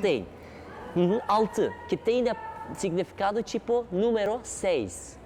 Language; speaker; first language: Portuguese; non-native, learner; Turkish